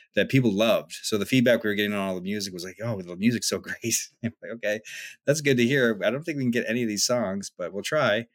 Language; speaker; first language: English; native; English